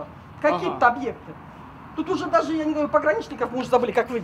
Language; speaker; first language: Russian; native; Russian